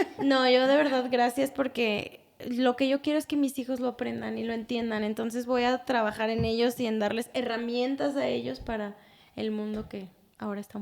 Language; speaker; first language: Spanish; native; Spanish